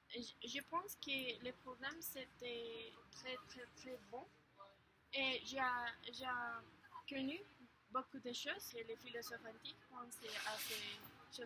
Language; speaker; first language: French; non-native, learner; Spanish